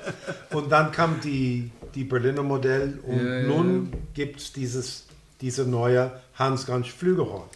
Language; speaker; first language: German; non-native, fluent; English